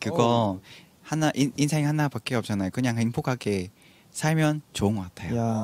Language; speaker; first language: Korean; non-native, fluent; Vietnamese